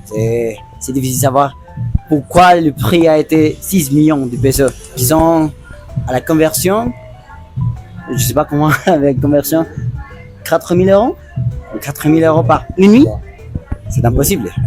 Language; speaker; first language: French; non-native, learner; Spanish